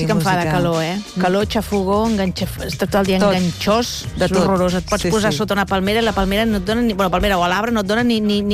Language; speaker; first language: Catalan; native; Catalan